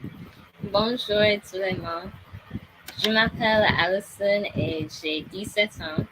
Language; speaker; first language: French; non-native, learner; English